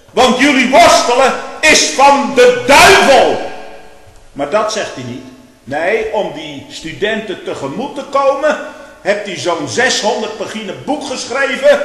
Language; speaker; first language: Dutch; native; Dutch